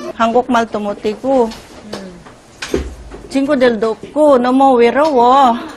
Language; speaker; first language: Korean; non-native, learner; Filipino